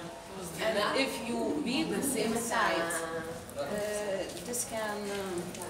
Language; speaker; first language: English; non-native, learner; Lithuanian